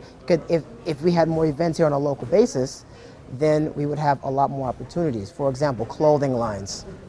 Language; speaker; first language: English; native; English